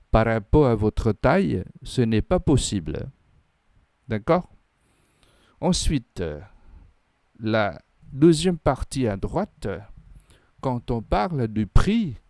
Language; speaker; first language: French; non-native, fluent; Khmer